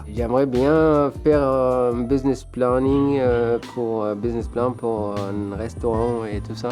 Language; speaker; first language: French; non-native, fluent; Arabic